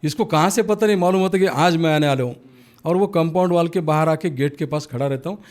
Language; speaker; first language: Hindi; non-native, local second language; Marathi